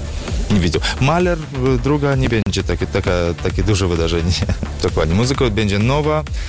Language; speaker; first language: Polish; non-native, learner; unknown